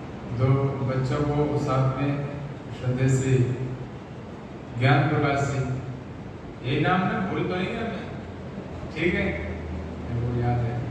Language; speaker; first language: Hindi; native; Hindi